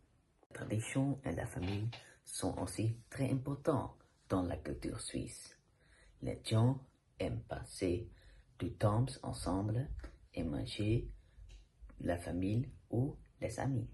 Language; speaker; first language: French; non-native, learner; Dutch